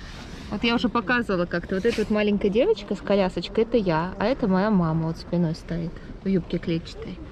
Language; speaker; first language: Russian; native; Russian